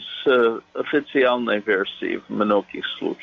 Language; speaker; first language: Russian; non-native, fluent; English